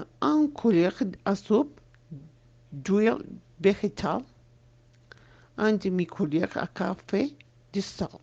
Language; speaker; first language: French; non-native, learner; Spanish